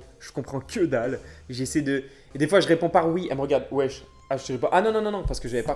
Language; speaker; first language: French; native; French